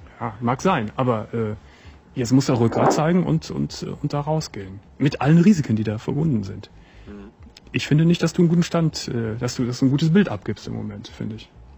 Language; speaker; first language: German; native; German